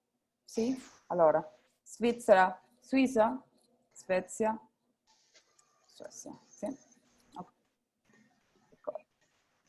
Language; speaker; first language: Italian; non-native, fluent; Spanish